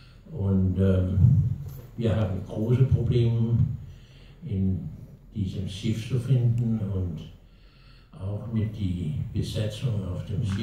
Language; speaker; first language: German; non-native, learner; Danish